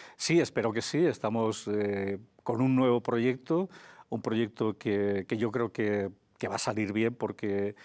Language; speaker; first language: Spanish; native; Spanish